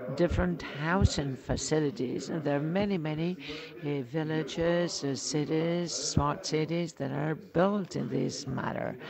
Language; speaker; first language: English; non-native, fluent; Spanish